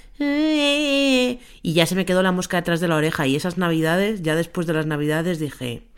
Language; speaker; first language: Spanish; native; Spanish